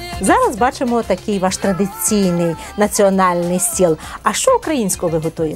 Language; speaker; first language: Ukrainian; native; Ukrainian